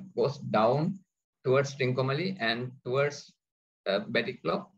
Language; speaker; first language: English; non-native, local second language; Sinhala